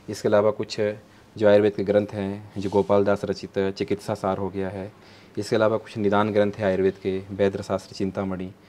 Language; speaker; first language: Hindi; native; Hindi